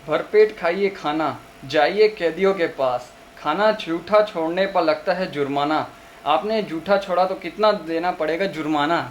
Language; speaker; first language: Hindi; non-native, local second language; Gujarati